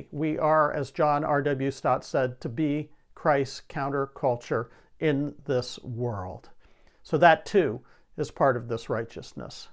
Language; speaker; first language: English; native; English